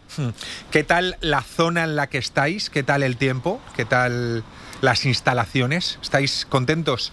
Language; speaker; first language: Spanish; native; Spanish